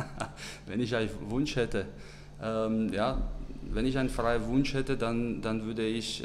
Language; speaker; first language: German; non-native, fluent; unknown